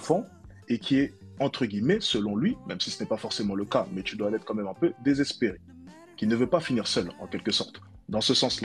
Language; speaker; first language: French; native; French